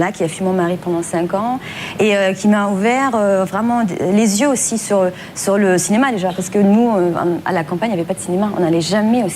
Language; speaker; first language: French; non-native, fluent; German